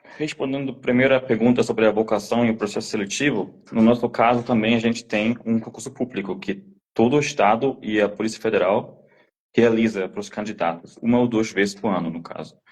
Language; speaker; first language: Portuguese; native; Portuguese